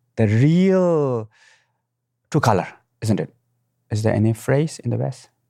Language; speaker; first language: English; non-native, local second language; Tibetan